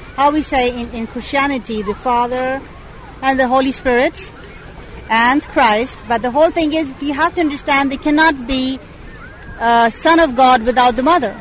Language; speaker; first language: English; non-native, local second language; Hindi